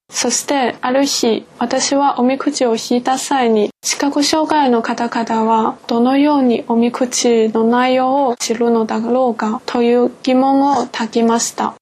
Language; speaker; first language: Japanese; non-native, fluent; Chinese